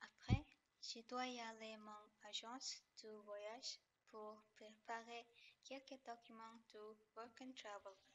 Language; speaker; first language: French; non-native, learner; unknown